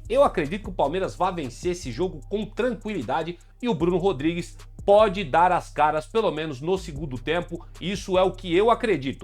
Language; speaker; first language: Portuguese; native; Portuguese